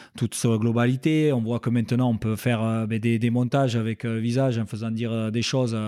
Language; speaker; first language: French; native; French